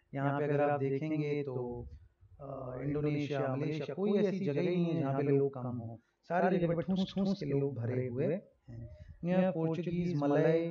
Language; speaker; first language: Hindi; non-native, local second language; Rajasthani